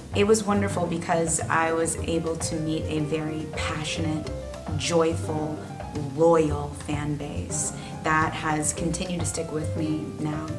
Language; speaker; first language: English; native; English